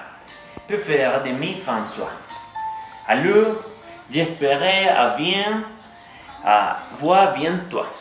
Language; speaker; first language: French; non-native, learner; Spanish